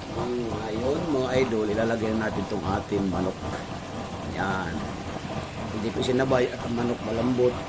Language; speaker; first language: Filipino; native; Filipino